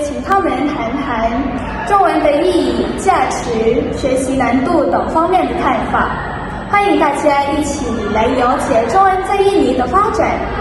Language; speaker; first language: Chinese; non-native, learner; Indonesian